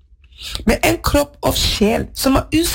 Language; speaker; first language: Norwegian; non-native, fluent; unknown